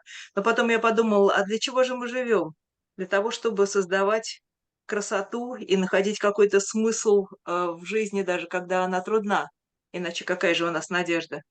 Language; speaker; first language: Russian; native; Russian